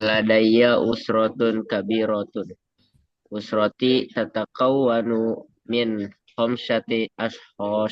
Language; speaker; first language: Arabic; non-native, learner; Indonesian